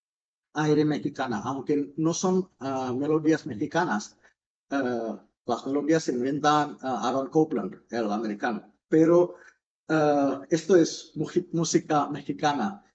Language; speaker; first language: Spanish; non-native, fluent; Indonesian